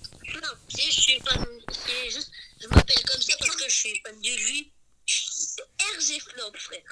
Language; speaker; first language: French; native; French